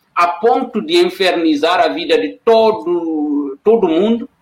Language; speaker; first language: Portuguese; non-native, fluent; Wolof